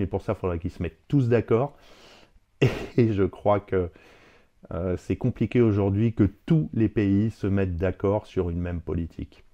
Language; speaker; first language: French; native; French